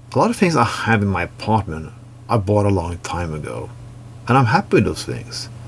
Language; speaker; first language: English; non-native, fluent; Norwegian